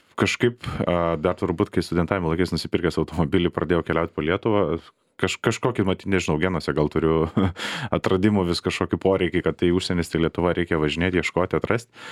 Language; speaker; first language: Lithuanian; native; Lithuanian